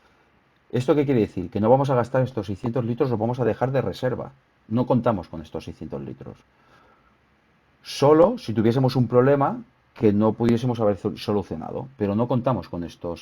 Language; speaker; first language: Spanish; native; Spanish